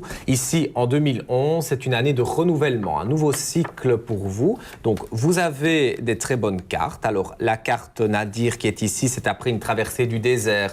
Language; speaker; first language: French; native; French